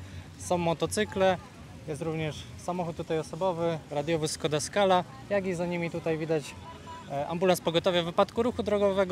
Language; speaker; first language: Polish; native; Polish